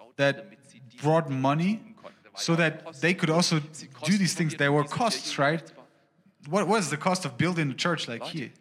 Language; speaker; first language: English; non-native, fluent; German